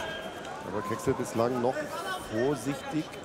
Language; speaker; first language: German; native; German